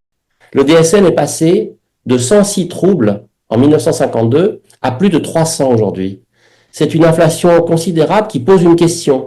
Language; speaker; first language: French; native; French